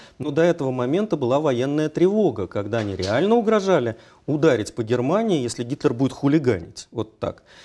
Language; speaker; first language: Russian; native; Russian